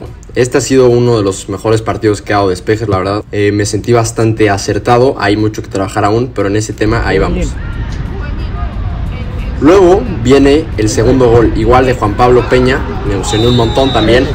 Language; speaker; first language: Spanish; native; Spanish